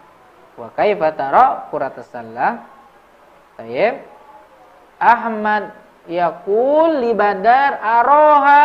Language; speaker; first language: Arabic; non-native, learner; Indonesian